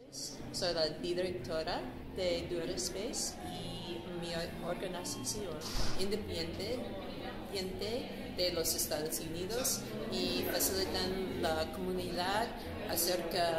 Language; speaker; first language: Spanish; non-native, learner; English